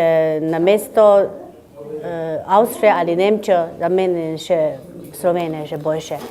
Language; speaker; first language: Slovenian; non-native, learner; Chinese